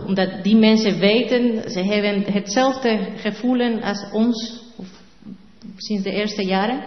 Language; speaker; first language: Dutch; non-native, learner; Spanish